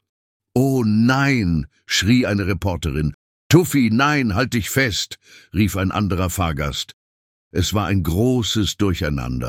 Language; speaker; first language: German; native; German